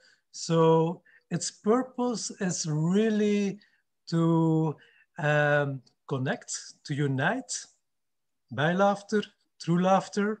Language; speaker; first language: English; non-native, fluent; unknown